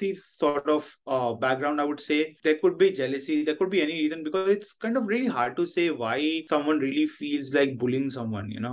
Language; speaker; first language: English; non-native, local second language; Hindi